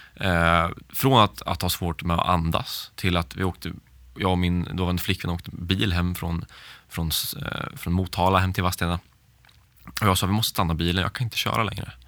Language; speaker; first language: Swedish; native; Swedish